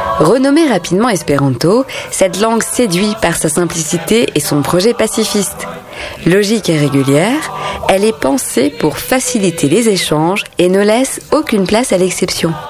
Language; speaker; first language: French; native; French